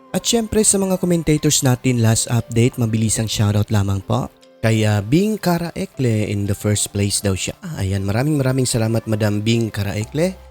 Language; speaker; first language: Filipino; non-native, local second language; Cebuano